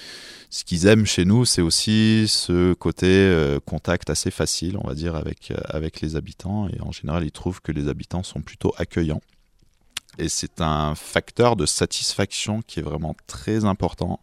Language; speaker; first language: French; native; French